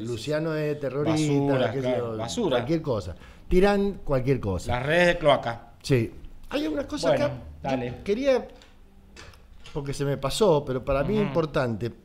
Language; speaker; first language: Spanish; native; Spanish